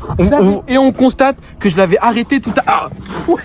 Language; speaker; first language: French; native; French